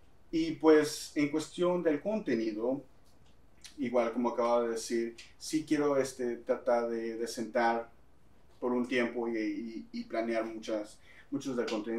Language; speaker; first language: Spanish; early bilingual, heritage; Spanish